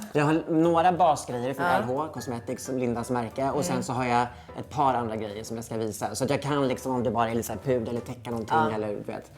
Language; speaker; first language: Swedish; early bilingual, heritage; Swedish